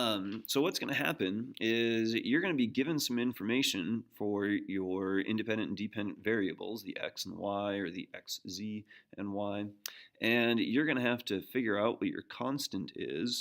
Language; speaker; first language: English; native; English